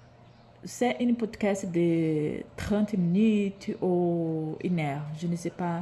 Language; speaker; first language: French; non-native, learner; Portuguese